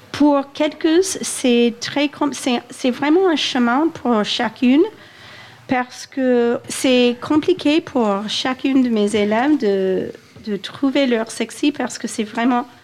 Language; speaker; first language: French; non-native, fluent; English